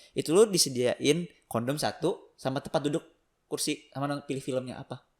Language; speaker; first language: Indonesian; native; Indonesian